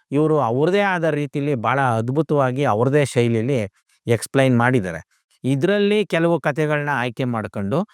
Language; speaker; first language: Kannada; native; Kannada